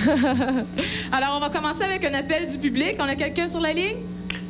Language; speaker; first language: French; native; French